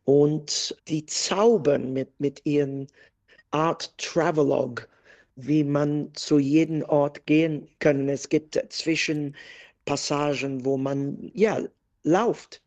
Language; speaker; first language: German; non-native, fluent; English